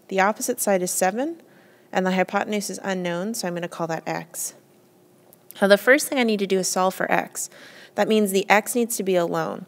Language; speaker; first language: English; native; English